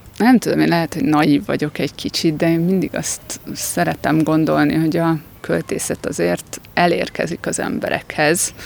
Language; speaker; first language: Hungarian; native; Hungarian